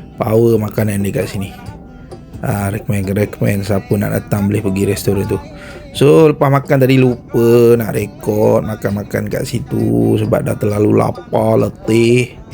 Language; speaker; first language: Malay; native; Malay